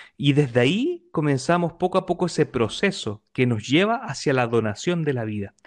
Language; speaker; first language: Spanish; native; Spanish